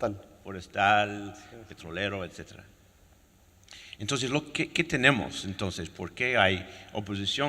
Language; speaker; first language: Spanish; non-native, fluent; French